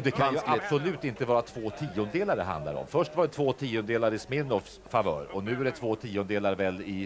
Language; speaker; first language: Swedish; native; Swedish